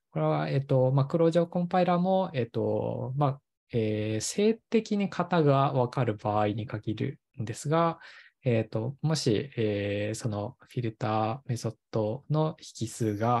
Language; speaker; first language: Japanese; native; Japanese